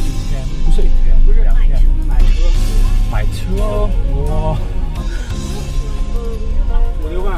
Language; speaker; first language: Chinese; non-native, learner; Indonesian